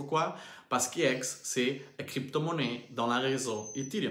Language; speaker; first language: French; non-native, learner; Portuguese